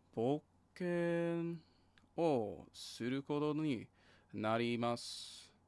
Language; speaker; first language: Japanese; non-native, learner; English